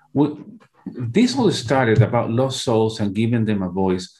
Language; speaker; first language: English; non-native, fluent; Spanish